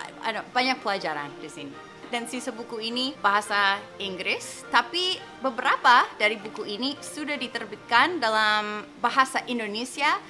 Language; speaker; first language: Indonesian; non-native, fluent; English